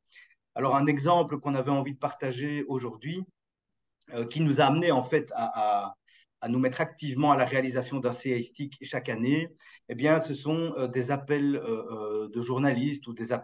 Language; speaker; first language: French; native; French